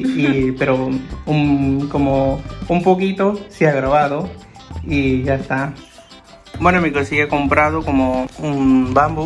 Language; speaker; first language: Spanish; non-native, learner; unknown